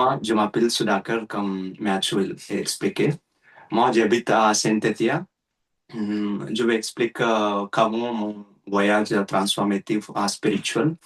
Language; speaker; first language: French; non-native, learner; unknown